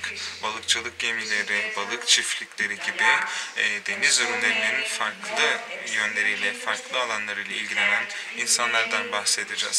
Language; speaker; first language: Turkish; native; Turkish